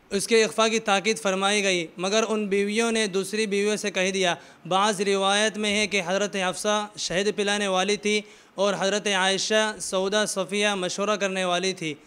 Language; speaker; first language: Urdu; native; Urdu